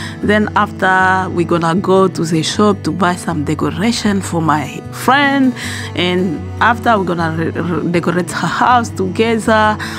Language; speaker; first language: English; non-native, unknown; Swahili